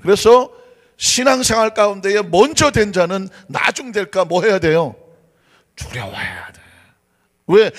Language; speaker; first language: Korean; native; Korean